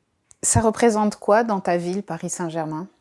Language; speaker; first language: French; native; French